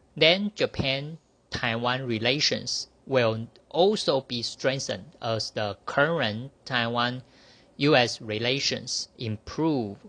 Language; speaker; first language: English; non-native, fluent; Chinese